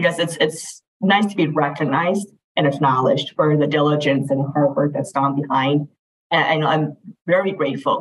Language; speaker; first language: English; native; English